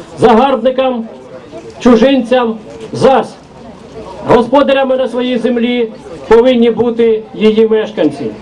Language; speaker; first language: Ukrainian; native; Ukrainian